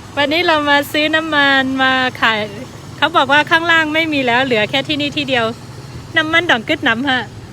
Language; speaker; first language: Thai; non-native, fluent; Shan